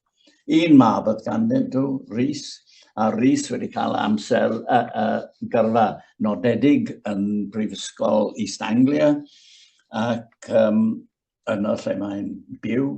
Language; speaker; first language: Welsh; native; Welsh